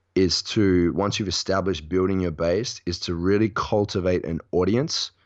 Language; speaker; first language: English; native; English